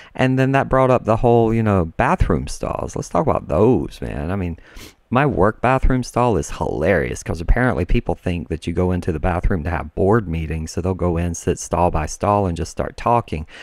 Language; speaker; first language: English; native; English